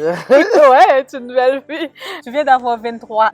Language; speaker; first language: French; native; French